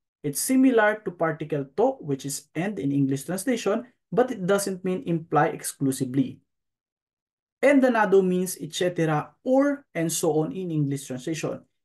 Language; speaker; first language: English; non-native, local second language; Filipino